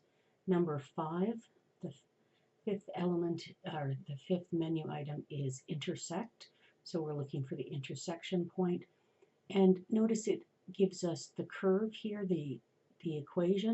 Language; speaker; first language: English; native; English